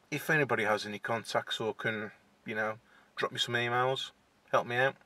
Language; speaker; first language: English; native; English